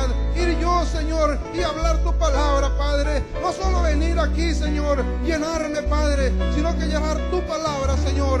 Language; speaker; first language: Spanish; native; Spanish